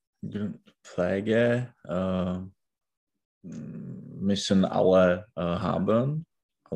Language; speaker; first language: German; non-native, learner; Czech